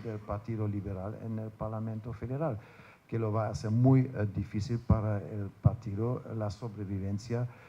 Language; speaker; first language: Spanish; non-native, fluent; German